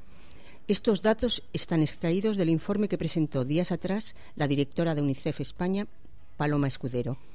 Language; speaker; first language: Spanish; native; Spanish